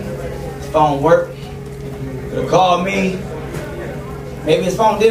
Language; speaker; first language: English; native; English